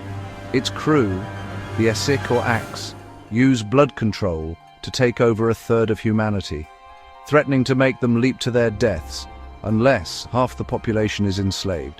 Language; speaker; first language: English; native; English